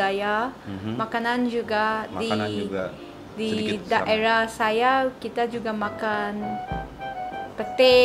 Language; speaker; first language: Indonesian; non-native, fluent; Manipuri